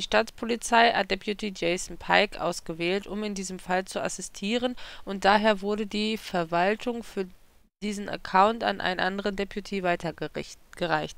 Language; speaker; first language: German; native; German